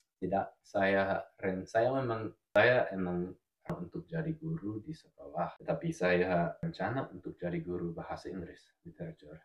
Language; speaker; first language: Indonesian; non-native, fluent; English